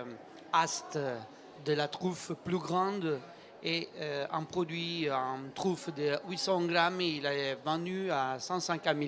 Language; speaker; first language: French; non-native, learner; Italian